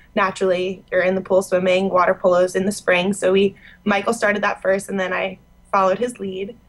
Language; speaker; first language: English; native; English